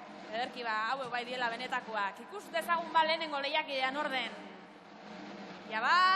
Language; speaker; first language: Basque; native; Basque